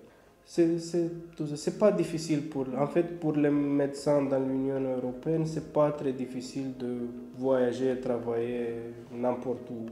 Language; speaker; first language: French; non-native, learner; Romanian